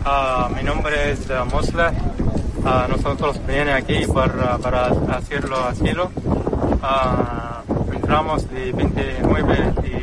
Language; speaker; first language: Spanish; non-native, learner; Arabic